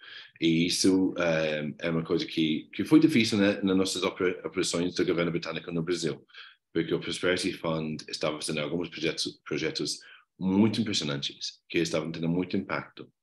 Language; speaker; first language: Portuguese; non-native, fluent; English